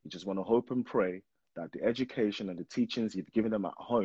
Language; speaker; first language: English; non-native, local second language; Yoruba